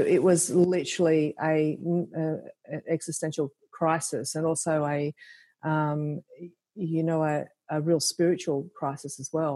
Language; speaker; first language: English; native; English